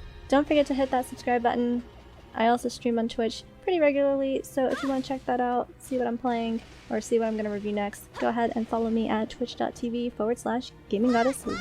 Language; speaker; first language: English; native; English